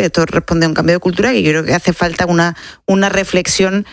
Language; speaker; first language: Spanish; native; Spanish